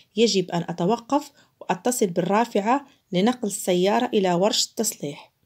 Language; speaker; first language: Arabic; non-native, local second language; Central Kurdish